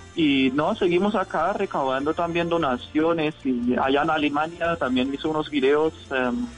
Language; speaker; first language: Spanish; non-native, fluent; German